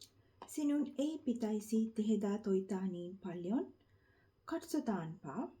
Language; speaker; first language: Finnish; non-native, learner; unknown